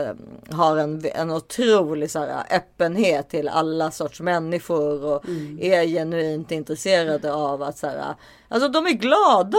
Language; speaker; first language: Swedish; native; Swedish